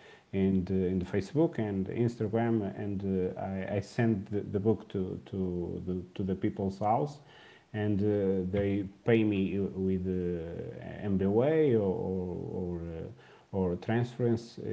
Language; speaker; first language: English; non-native, learner; Portuguese